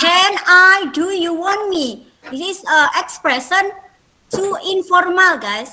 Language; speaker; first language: English; non-native, fluent; Indonesian